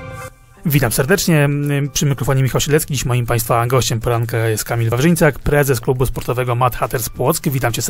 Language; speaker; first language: Polish; native; Polish